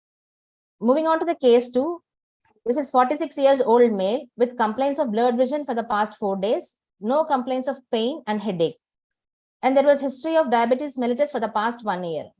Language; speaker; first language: English; non-native, local second language; Tamil